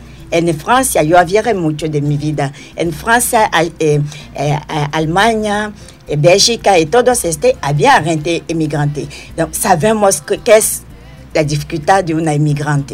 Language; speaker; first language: Spanish; non-native, learner; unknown